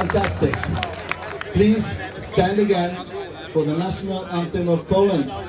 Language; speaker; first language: English; non-native, fluent; German